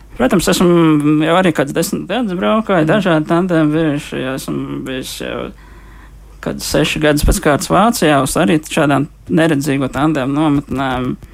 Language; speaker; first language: Latvian; native; Latvian